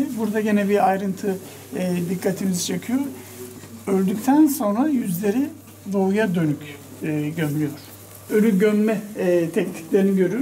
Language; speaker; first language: Turkish; native; Turkish